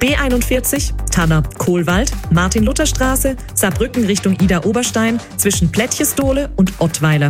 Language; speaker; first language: German; native; German